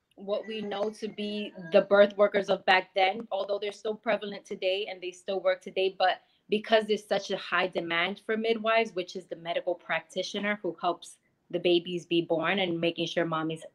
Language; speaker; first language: English; native; English